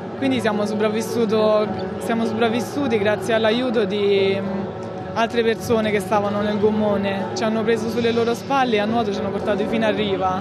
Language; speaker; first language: Italian; early bilingual, other home language; Albanian